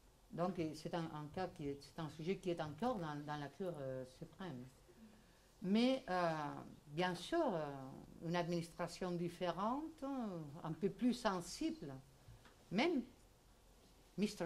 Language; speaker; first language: French; non-native, fluent; Spanish